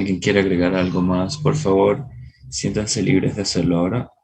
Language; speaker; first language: Spanish; non-native, fluent; English